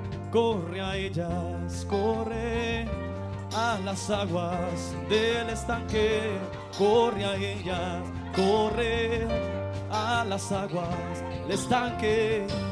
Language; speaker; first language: Spanish; native; Spanish